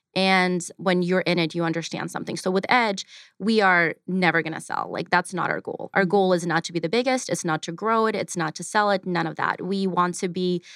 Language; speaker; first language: English; early bilingual, other home language; Ukrainian